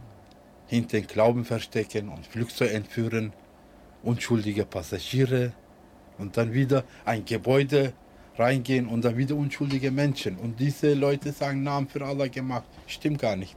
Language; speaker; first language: German; early bilingual, other home language; Turkish